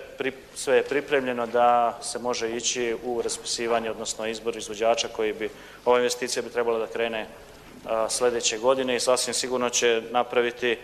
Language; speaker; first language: Croatian; native; Croatian